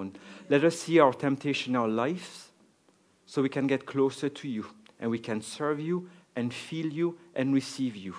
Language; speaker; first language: English; non-native, fluent; French